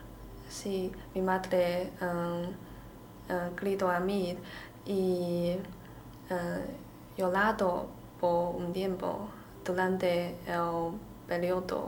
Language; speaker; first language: Spanish; non-native, learner; Chinese